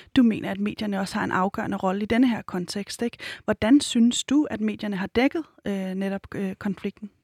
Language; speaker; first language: Danish; native; Danish